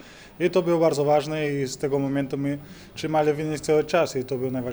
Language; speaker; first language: Polish; non-native, learner; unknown